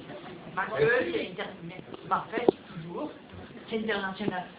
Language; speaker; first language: French; non-native, fluent; Spanish